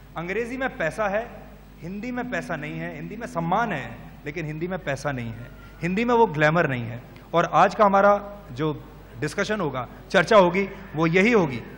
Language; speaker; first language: Hindi; native; Hindi